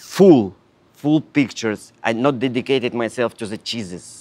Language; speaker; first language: English; non-native, learner; Russian